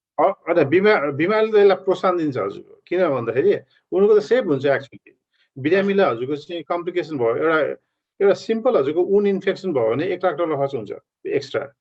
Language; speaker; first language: Nepali; native; Nepali